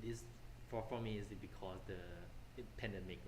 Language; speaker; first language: English; non-native, fluent; Thai